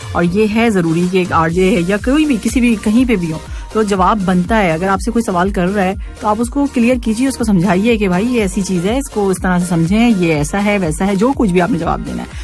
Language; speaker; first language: Urdu; native; Urdu